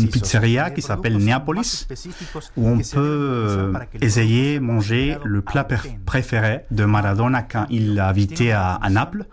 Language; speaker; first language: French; non-native, fluent; Spanish